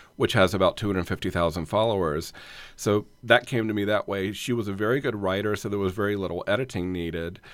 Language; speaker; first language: English; native; English